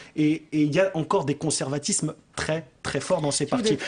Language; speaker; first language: French; native; French